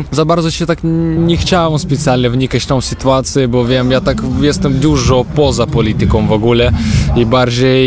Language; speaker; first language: Polish; non-native, learner; Russian